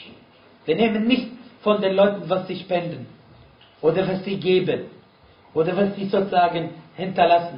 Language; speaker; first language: German; non-native, fluent; Arabic